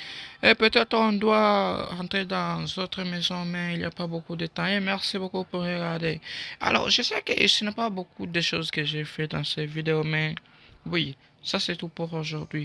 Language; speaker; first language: French; non-native, learner; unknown